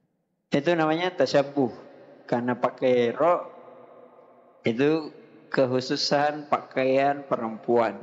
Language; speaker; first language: Indonesian; native; Indonesian